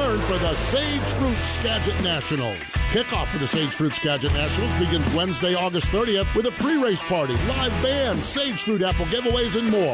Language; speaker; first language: English; native; English